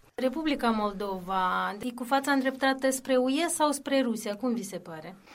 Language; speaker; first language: Romanian; native; Romanian